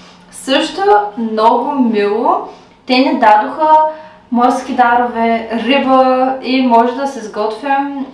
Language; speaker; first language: Bulgarian; native; Bulgarian